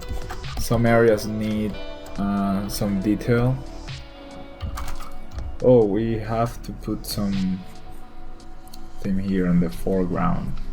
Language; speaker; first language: English; non-native, fluent; Spanish